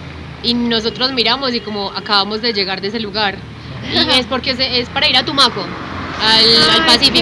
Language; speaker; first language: Spanish; native; Spanish